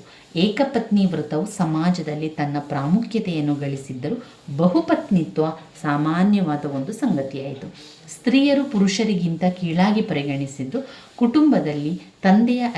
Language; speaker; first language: Kannada; native; Kannada